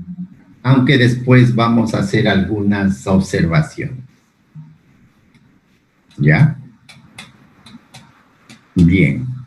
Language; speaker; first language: Spanish; native; Spanish